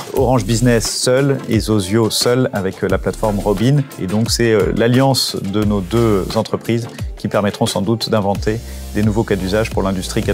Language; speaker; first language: French; native; French